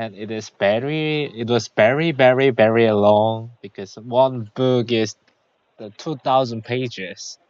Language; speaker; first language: English; non-native, learner; Korean